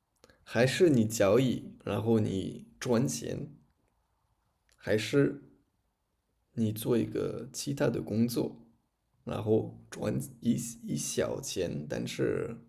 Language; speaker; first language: Chinese; non-native, learner; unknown